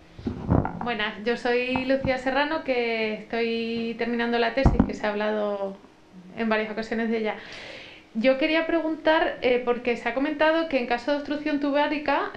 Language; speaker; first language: Spanish; native; Spanish